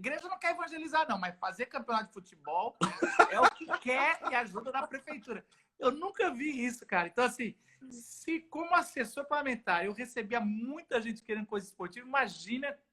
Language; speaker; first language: Portuguese; native; Portuguese